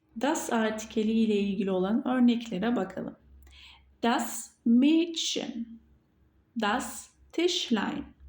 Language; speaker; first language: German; non-native, fluent; Turkish